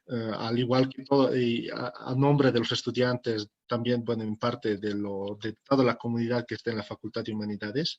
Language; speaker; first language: Spanish; native; Spanish